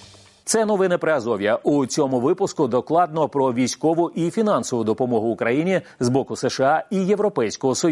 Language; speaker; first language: Ukrainian; native; Ukrainian